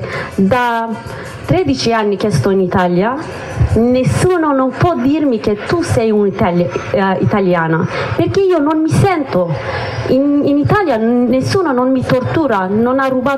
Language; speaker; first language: Italian; non-native, learner; Kurdish